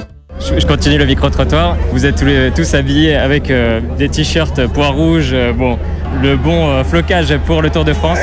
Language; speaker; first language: French; native; French